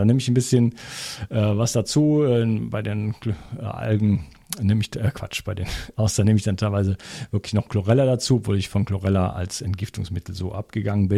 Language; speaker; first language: German; native; German